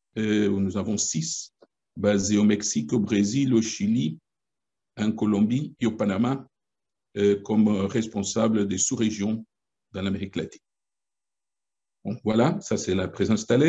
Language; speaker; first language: French; non-native, fluent; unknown